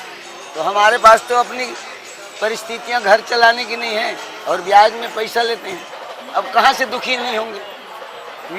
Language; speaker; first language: Hindi; native; Hindi